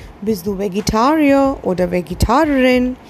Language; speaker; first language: German; non-native, fluent; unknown